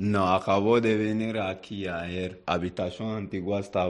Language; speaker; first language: Spanish; non-native, learner; Bambara